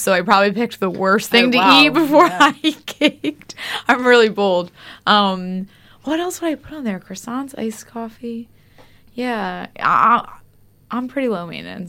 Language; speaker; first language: English; native; English